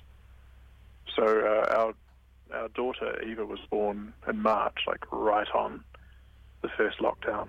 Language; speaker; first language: English; native; English